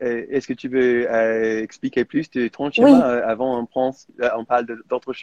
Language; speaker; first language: French; non-native, fluent; English